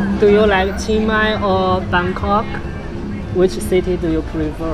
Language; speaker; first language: English; non-native, learner; Chinese